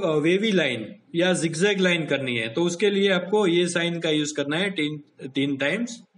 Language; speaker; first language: Hindi; non-native, local second language; Gujarati